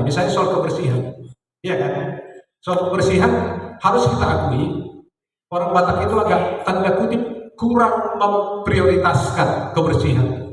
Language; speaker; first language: Indonesian; native; Indonesian